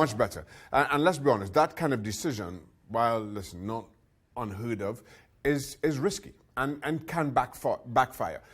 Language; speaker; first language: English; native; English